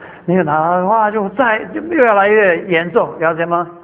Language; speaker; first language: Chinese; native; Chinese